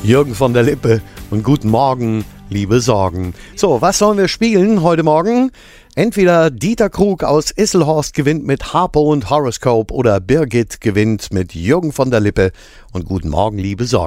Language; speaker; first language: German; native; German